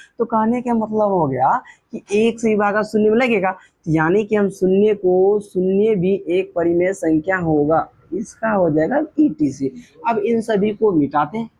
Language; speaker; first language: Hindi; native; Hindi